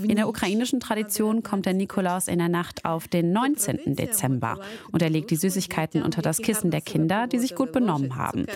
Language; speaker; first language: German; early bilingual, other home language; Ukrainian